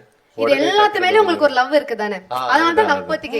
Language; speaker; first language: Tamil; native; Tamil